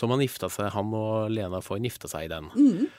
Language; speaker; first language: Norwegian; native; Norwegian